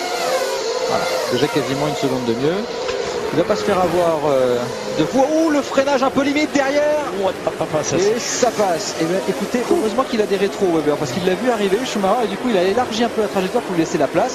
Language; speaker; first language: French; native; French